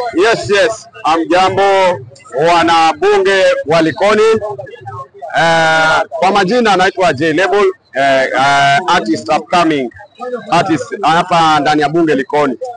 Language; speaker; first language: Swahili; non-native, local second language; Luo (Kenya and Tanzania)